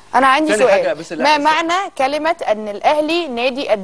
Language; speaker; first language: Arabic; native; Arabic